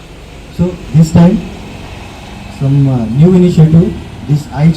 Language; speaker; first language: Telugu; non-native, learner; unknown